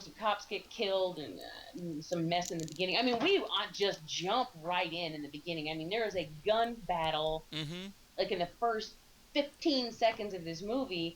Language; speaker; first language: English; native; English